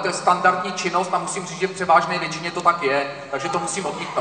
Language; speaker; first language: Czech; native; Czech